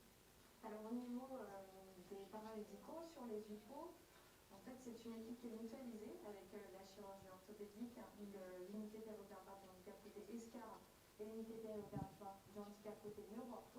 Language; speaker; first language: French; native; French